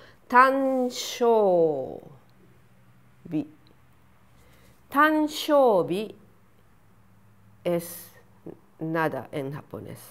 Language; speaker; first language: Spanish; non-native, fluent; Japanese